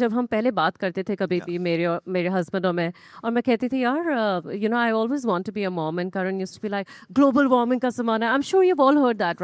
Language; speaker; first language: English; non-native, local second language; Hindi